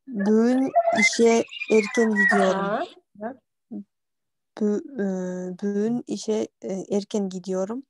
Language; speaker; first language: Turkish; non-native, learner; Kyrgyz